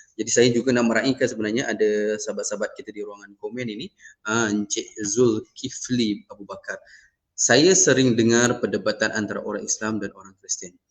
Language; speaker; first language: Malay; non-native, local second language; Iban